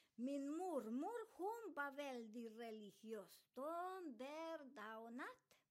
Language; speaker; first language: Swedish; non-native, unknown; Spanish